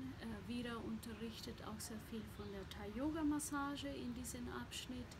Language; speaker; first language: German; non-native, fluent; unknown